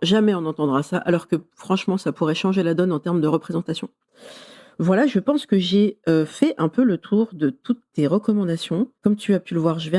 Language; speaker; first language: French; native; French